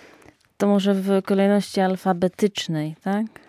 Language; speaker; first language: Polish; native; Polish